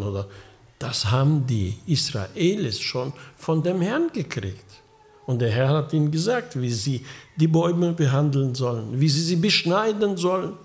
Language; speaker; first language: German; early bilingual, heritage; German